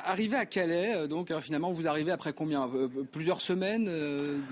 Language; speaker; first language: French; native; French